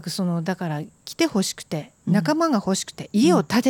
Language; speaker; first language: Japanese; native; Japanese